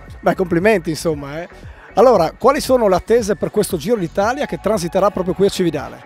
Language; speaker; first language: Italian; native; Italian